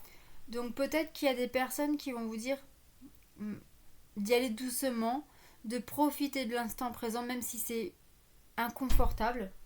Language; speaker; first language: French; native; French